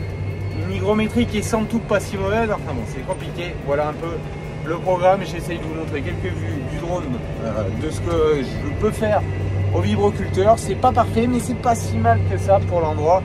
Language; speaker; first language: French; native; French